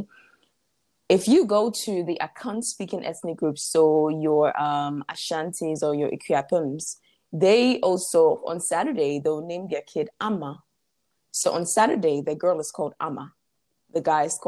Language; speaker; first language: English; non-native, local second language; Ewe